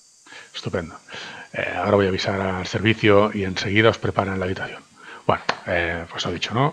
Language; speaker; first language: Spanish; native; Spanish